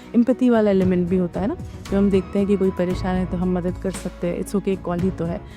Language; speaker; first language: Hindi; native; Hindi